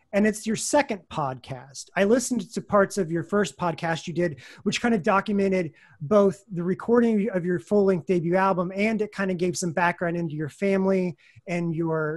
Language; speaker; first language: English; native; English